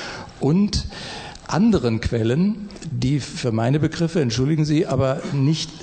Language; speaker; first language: German; native; German